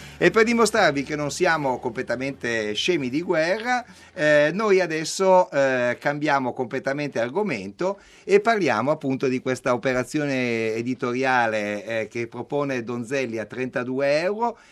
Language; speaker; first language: Italian; native; Italian